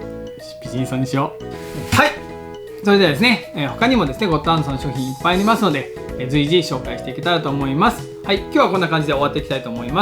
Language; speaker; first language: Japanese; native; Japanese